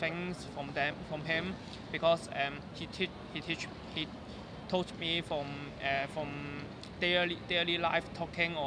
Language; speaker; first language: English; non-native, learner; Cantonese